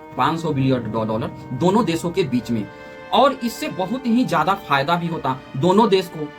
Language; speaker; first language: Hindi; native; Hindi